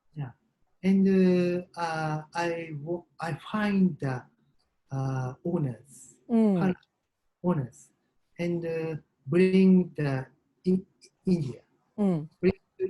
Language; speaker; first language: English; non-native, learner; Japanese